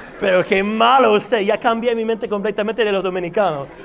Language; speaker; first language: Spanish; non-native, fluent; English